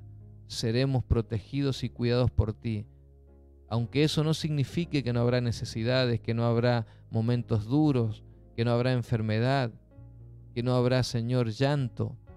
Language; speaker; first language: Spanish; native; Spanish